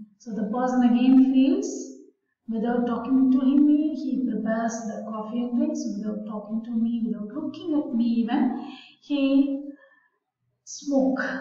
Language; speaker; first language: English; non-native, local second language; Tamil